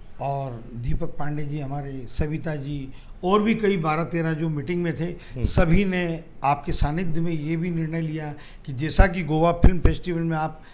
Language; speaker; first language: Hindi; native; Hindi